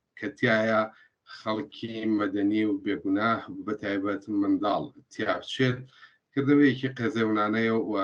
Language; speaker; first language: Central Kurdish; native; Central Kurdish